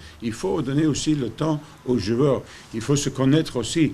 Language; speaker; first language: French; non-native, fluent; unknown